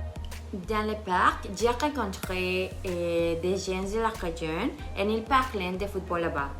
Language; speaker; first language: French; non-native, learner; Spanish